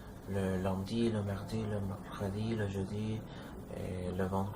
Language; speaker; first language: French; non-native, learner; Spanish